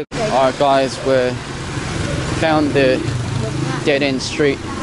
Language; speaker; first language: English; native; English